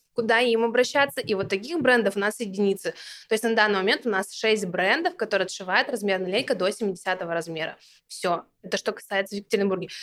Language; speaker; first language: Russian; native; Russian